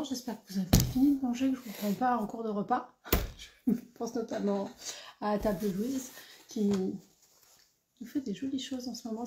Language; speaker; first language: French; native; French